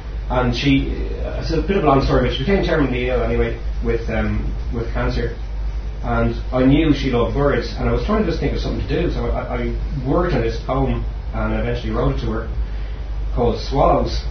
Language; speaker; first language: English; native; English